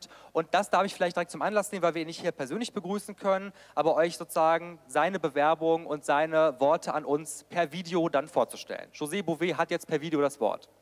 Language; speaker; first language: German; native; German